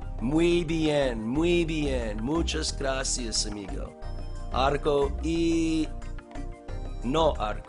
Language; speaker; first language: Spanish; non-native, learner; English